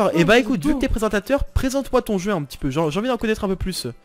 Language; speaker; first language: French; native; French